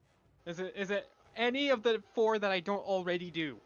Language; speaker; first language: English; native; English